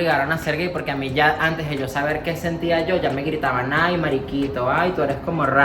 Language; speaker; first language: Spanish; native; Spanish